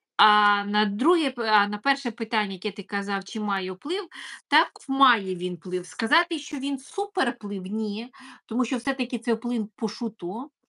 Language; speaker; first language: Ukrainian; non-native, local second language; Russian